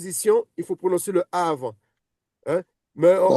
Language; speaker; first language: French; native; French